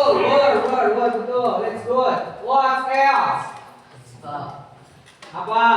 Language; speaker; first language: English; non-native, learner; Indonesian